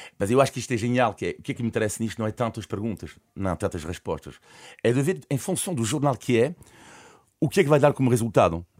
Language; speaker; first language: Portuguese; non-native, fluent; French